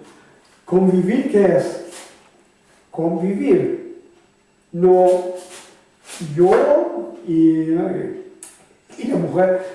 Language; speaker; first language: Spanish; non-native, fluent; French